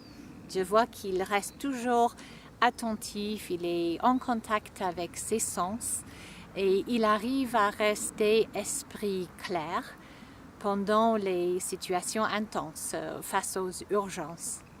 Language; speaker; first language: French; non-native, fluent; English